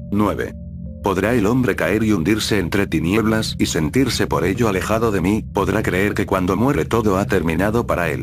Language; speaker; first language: Spanish; native; Spanish